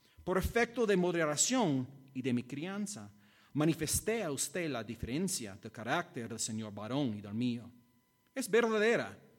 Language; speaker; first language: Spanish; non-native, fluent; English